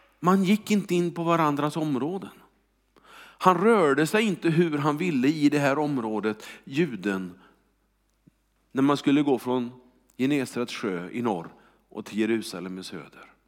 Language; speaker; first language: Swedish; native; Swedish